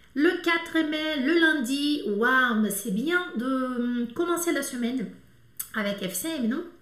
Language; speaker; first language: French; non-native, fluent; Portuguese